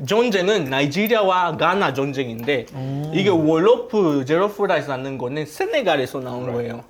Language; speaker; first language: Korean; non-native, fluent; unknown